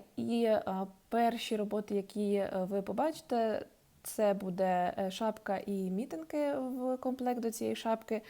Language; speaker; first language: Ukrainian; non-native, local second language; Russian